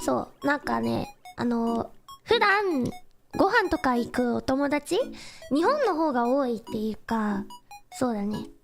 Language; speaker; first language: Japanese; non-native, learner; English